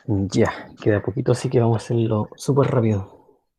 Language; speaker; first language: Spanish; native; Spanish